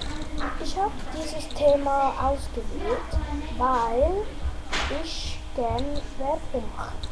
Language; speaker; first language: German; non-native, learner; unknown